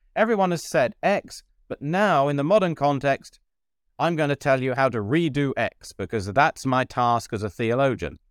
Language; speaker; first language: English; native; English